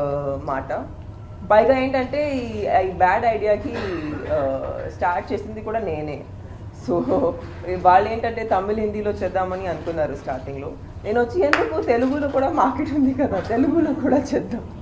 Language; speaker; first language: Telugu; non-native, fluent; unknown